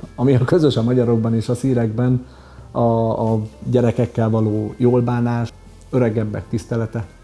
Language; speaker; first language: Hungarian; early bilingual, other home language; Arabic